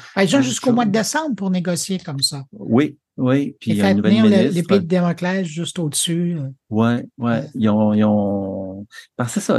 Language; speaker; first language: French; native; French